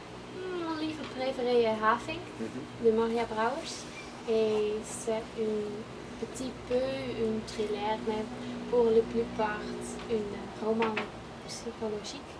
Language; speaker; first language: French; non-native, learner; Dutch